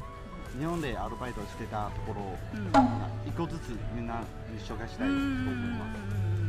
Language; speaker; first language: Japanese; non-native, fluent; Chinese